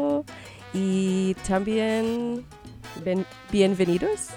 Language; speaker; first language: Spanish; non-native, learner; English